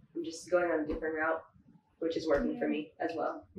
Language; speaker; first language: English; native; English